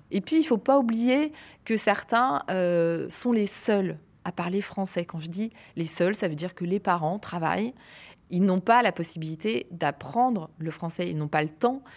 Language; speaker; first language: French; native; French